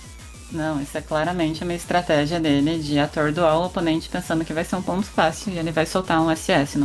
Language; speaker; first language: Portuguese; native; Portuguese